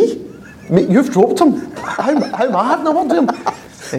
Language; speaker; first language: English; native; English